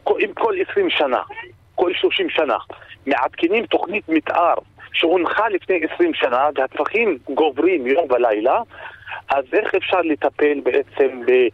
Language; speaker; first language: Hebrew; non-native, local second language; Arabic